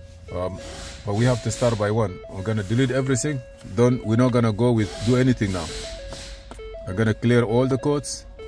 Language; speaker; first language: English; non-native, fluent; Arabic